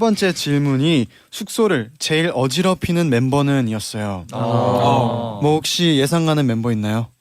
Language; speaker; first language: Korean; native; Korean